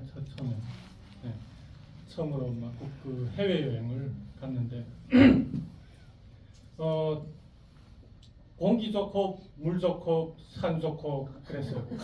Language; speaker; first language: Korean; non-native, fluent; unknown